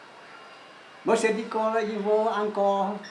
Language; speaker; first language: French; non-native, learner; Chinese